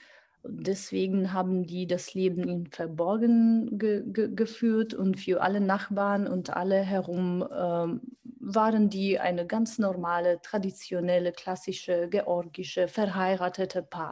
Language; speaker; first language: German; non-native, fluent; Georgian